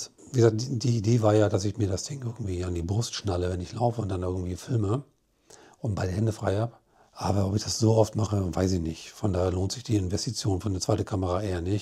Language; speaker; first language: German; native; German